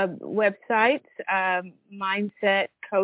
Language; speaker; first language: English; native; English